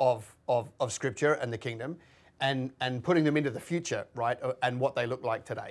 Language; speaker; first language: English; native; English